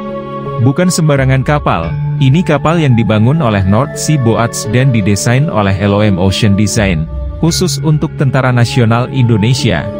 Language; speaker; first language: Indonesian; native; Indonesian